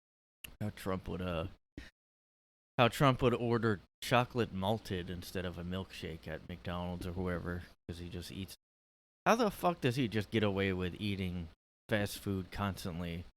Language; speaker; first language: English; native; English